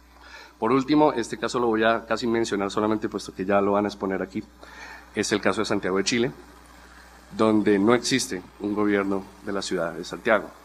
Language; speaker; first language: Spanish; native; Spanish